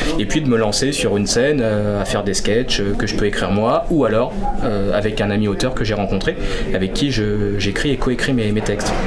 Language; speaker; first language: French; native; French